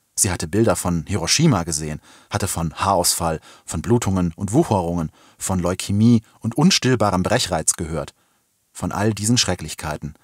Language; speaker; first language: German; native; German